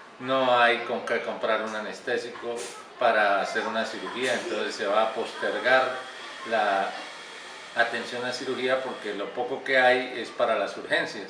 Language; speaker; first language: Spanish; native; Spanish